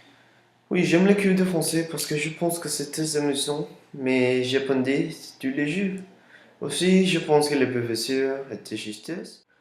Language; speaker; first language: French; non-native, learner; Spanish